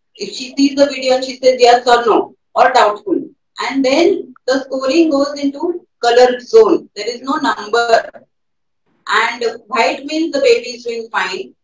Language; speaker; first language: English; non-native, local second language; Marathi